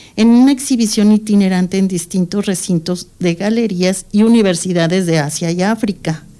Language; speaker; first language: Spanish; native; Spanish